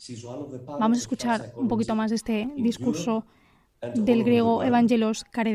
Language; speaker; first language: Spanish; native; Spanish